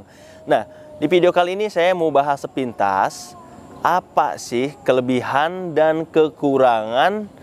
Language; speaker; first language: Indonesian; native; Indonesian